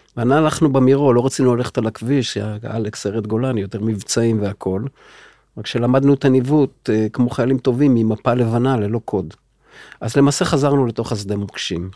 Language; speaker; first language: Hebrew; native; Hebrew